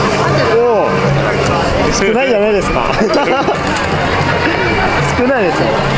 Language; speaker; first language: Japanese; non-native, learner; Indonesian